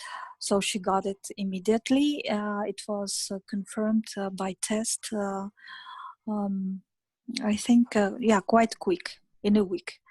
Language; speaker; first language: English; non-native, fluent; Russian